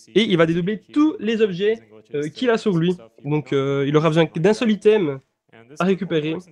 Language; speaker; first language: French; native; French